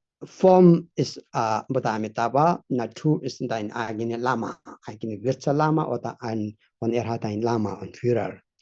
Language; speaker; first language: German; non-native, fluent; Tibetan